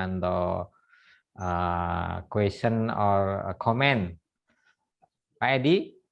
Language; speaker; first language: English; non-native, fluent; Indonesian